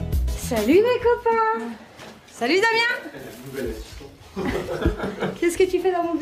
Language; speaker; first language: French; native; French